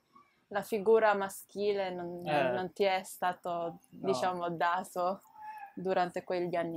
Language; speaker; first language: Italian; early bilingual, other home language; Filipino